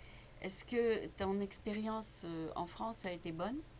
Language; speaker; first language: French; native; French